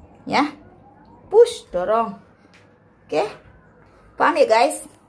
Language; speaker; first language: English; non-native, learner; Indonesian